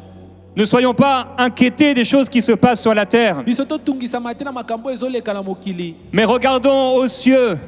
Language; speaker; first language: French; native; French